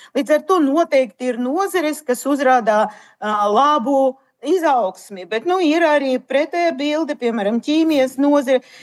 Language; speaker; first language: Latvian; non-native, local second language; Russian